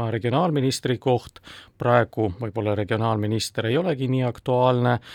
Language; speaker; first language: Estonian; non-native, local second language; Russian